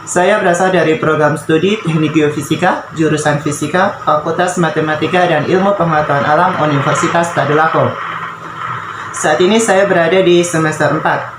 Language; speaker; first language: Indonesian; native; Indonesian